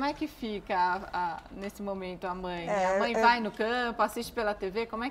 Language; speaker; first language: Portuguese; native; Portuguese